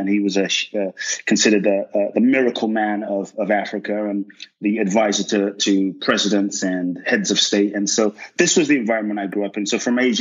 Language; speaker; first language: English; native; English